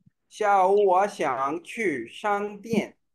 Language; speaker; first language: Chinese; non-native, fluent; Urdu